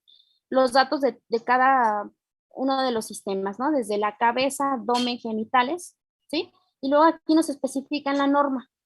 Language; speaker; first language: Spanish; native; Spanish